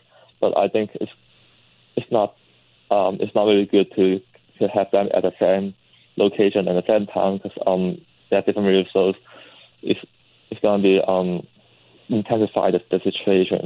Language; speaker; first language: English; non-native, local second language; Cantonese